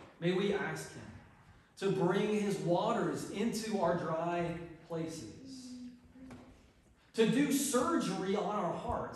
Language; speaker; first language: English; native; English